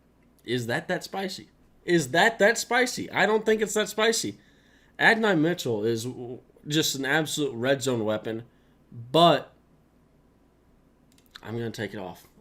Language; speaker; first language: English; native; English